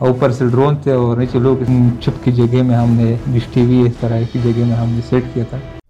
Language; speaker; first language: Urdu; non-native, fluent; Pashto